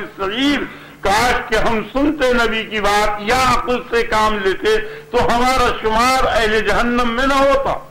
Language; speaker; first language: Urdu; native; Urdu